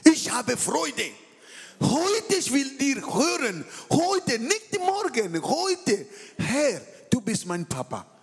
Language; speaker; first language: German; non-native, learner; French